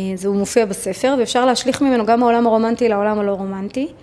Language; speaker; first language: Hebrew; early bilingual, other home language; Arabic